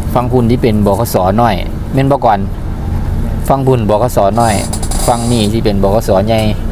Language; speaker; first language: Thai; native; Thai